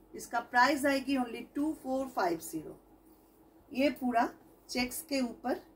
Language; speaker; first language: Hindi; non-native, local second language; Bangla